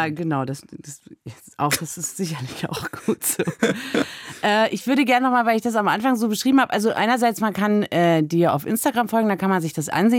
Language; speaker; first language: German; native; German